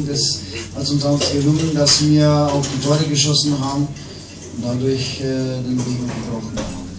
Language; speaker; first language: German; non-native, fluent; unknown